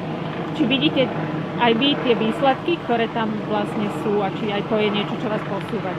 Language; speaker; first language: Slovak; native; Slovak